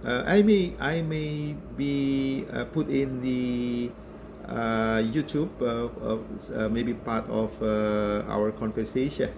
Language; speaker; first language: English; non-native, learner; Indonesian